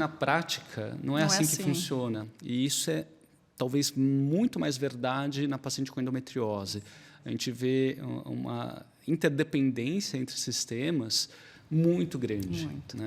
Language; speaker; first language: Portuguese; native; Portuguese